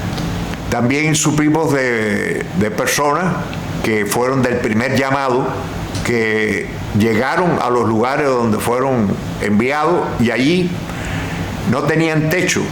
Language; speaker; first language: Spanish; native; Spanish